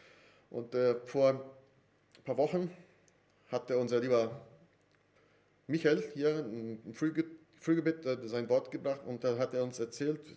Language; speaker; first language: German; non-native, fluent; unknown